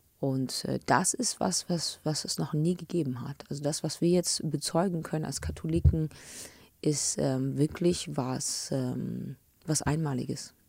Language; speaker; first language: German; early bilingual, other home language; English